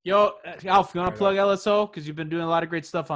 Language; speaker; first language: English; native; English